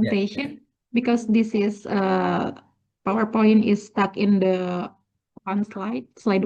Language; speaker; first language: English; non-native, learner; Indonesian